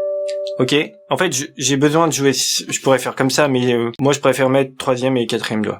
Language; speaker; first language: French; native; French